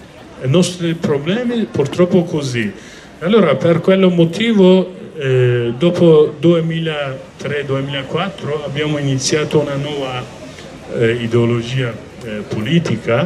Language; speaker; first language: Italian; non-native, learner; Kurdish